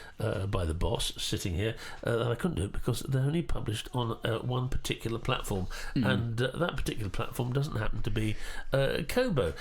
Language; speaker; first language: English; native; English